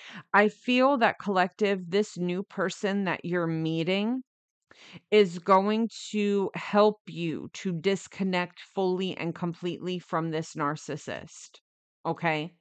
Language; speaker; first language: English; native; English